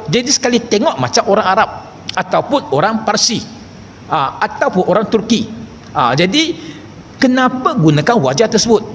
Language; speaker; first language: Malay; non-native, local second language; Chinese